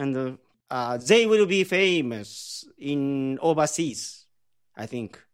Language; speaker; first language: English; non-native, learner; Japanese